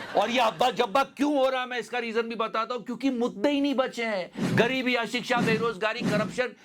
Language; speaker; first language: Hindi; native; Hindi